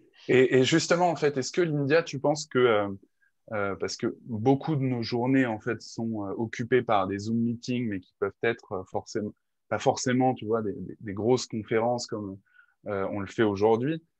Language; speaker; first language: French; native; French